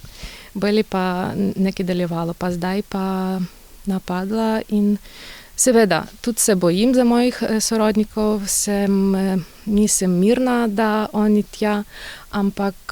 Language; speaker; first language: Slovenian; non-native, learner; Ukrainian